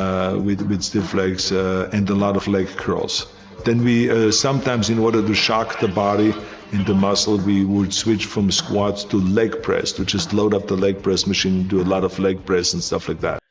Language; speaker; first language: English; non-native, fluent; German